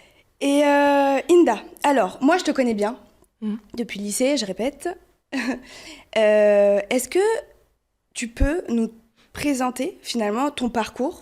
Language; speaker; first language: French; early bilingual, other home language; Portuguese